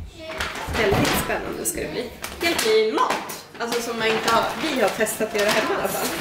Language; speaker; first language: Swedish; native; Swedish